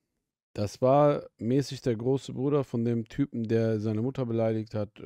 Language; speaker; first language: German; native; German